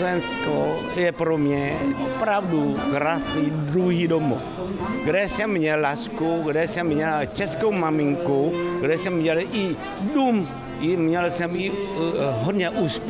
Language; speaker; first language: Czech; non-native, fluent; Vietnamese